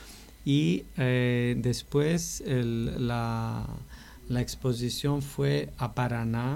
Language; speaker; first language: Spanish; non-native, fluent; Greek